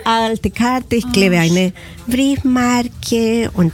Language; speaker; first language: German; non-native, fluent; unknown